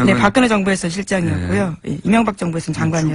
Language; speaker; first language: Korean; native; Korean